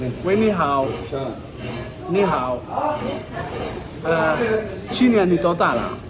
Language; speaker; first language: Chinese; non-native, learner; Somali